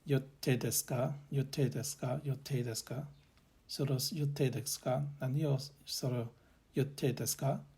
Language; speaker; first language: Japanese; non-native, learner; English